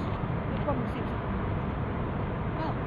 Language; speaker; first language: English; non-native, learner; Filipino